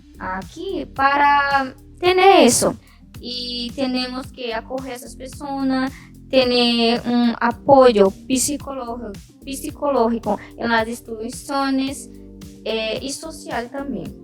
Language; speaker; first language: Spanish; non-native, learner; Portuguese